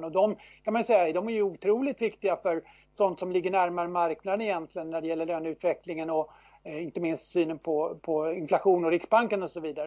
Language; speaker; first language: Swedish; native; Swedish